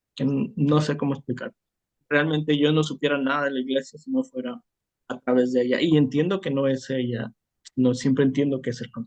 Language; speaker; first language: Spanish; native; Spanish